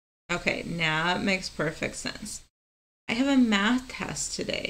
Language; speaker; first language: English; non-native, fluent; Spanish